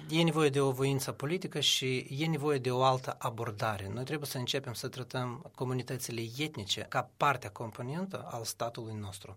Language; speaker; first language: Romanian; non-native, local second language; Russian